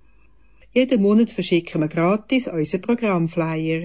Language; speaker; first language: German; native; German